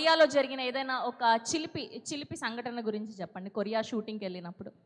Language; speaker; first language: Telugu; native; Telugu